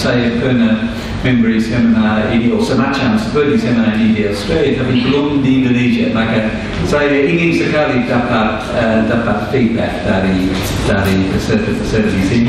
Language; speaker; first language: Indonesian; non-native, fluent; English